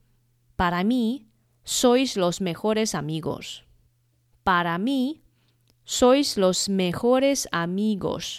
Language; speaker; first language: Spanish; non-native, fluent; Chinese